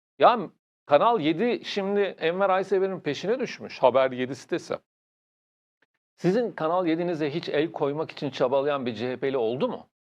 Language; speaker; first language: Turkish; native; Turkish